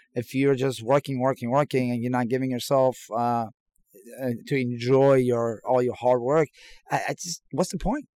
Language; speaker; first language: English; non-native, fluent; Persian